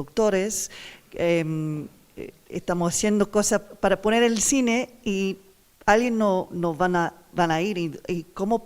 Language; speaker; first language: Spanish; non-native, learner; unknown